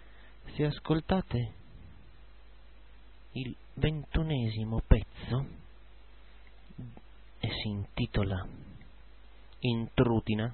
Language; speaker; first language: Italian; native; Italian